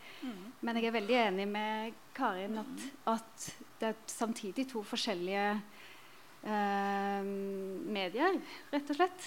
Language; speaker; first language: Norwegian; native; Norwegian